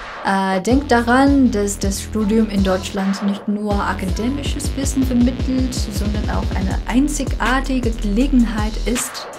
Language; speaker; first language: German; non-native, fluent; Chinese